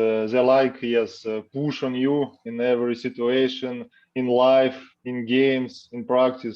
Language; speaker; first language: English; non-native, learner; Russian